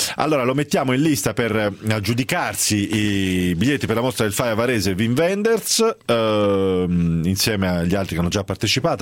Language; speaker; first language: Italian; native; Italian